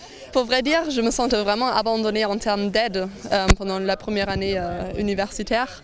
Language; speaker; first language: French; non-native, fluent; German